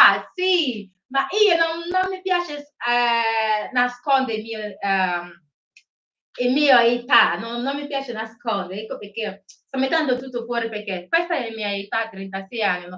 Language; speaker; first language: Italian; non-native, learner; Igbo